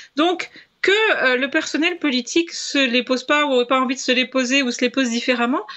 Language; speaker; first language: French; native; French